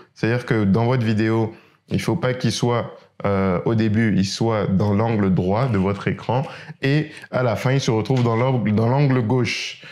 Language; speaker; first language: French; native; French